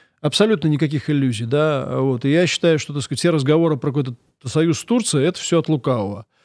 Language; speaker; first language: Russian; native; Russian